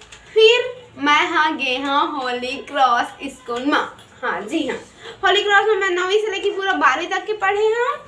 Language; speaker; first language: Hindi; non-native, local second language; Chhattisgarhi